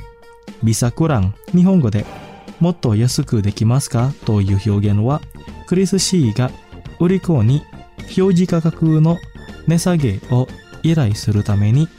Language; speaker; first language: Japanese; non-native, fluent; Indonesian